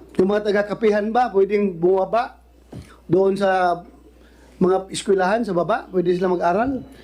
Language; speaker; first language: Filipino; non-native, local second language; Cebuano